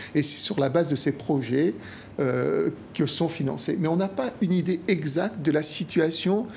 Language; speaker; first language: French; native; French